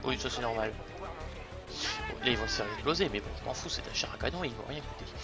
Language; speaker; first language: French; native; French